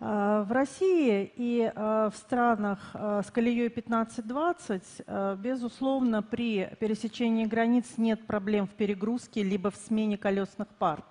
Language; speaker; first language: Russian; native; Russian